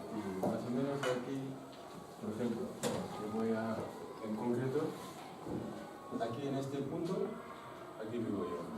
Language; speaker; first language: Spanish; non-native, fluent; Fula